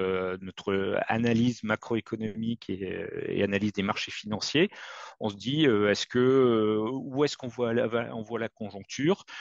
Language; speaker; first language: French; native; French